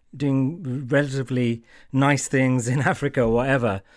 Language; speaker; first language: English; native; English